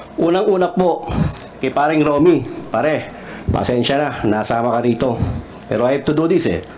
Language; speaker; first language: Filipino; non-native, local second language; Cebuano